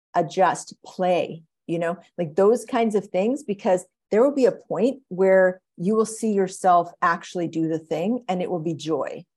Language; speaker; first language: English; native; English